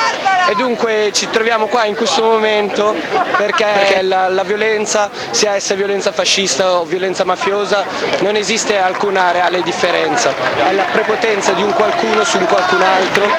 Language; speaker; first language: Italian; native; Italian